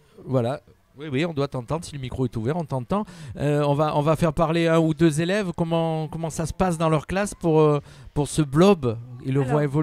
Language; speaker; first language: French; native; French